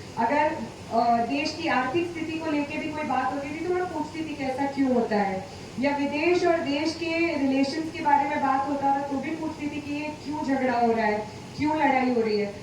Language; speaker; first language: Hindi; non-native, local second language; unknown